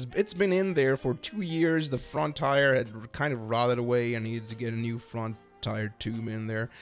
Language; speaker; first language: English; non-native, fluent; German